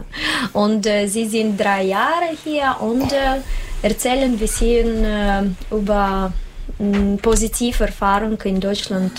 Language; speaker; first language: German; non-native, learner; Russian